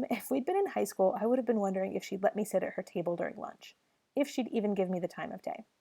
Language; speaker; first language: English; native; English